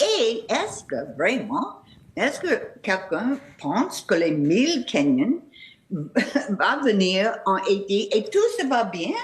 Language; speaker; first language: French; non-native, fluent; English